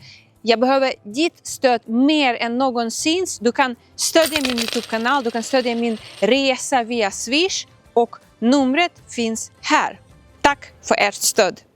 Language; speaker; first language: Swedish; non-native, fluent; Ukrainian